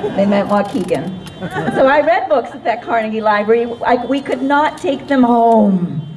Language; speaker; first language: English; native; English